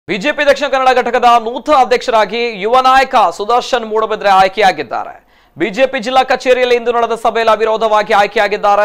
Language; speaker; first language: Kannada; native; Kannada